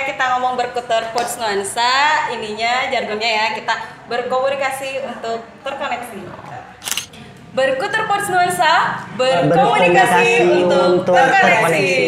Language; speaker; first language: Indonesian; native; Indonesian